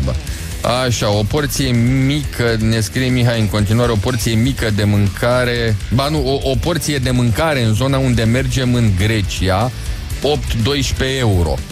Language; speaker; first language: Romanian; native; Romanian